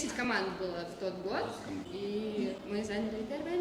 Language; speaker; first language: Russian; native; Russian